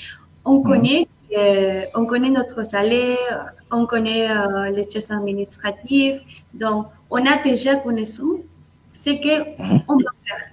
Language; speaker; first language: French; non-native, fluent; Spanish